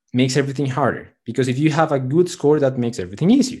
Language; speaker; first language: English; non-native, fluent; Spanish